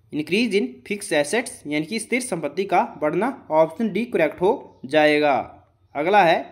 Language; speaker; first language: Hindi; native; Hindi